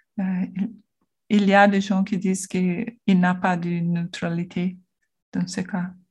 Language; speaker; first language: French; non-native, learner; Portuguese